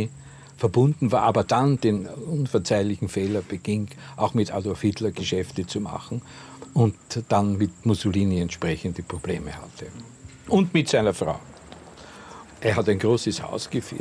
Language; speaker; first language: German; native; German